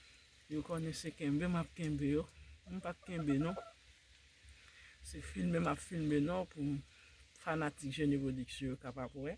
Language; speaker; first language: French; non-native, learner; Haitian Creole